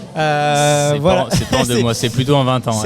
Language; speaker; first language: French; native; French